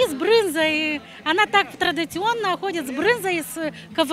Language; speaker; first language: Russian; non-native, local second language; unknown